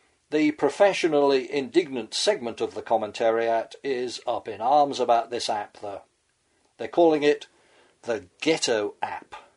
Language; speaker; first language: English; native; English